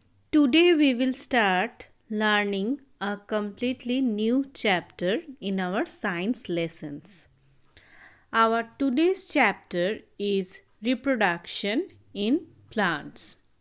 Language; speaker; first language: English; non-native, local second language; Bangla